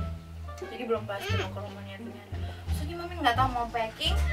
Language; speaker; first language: Indonesian; native; Indonesian